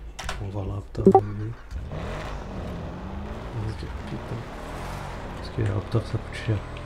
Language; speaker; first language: French; native; French